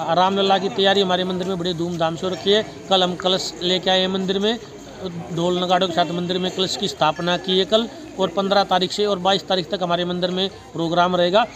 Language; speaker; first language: Hindi; native; Hindi